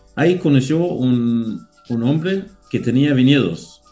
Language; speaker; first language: Spanish; non-native, learner; Danish